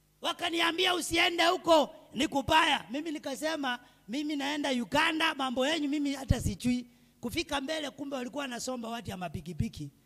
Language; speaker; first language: Swahili; non-native, local second language; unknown